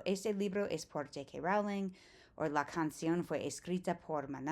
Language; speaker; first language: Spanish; non-native, fluent; English